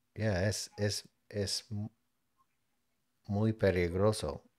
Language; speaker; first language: Spanish; non-native, learner; English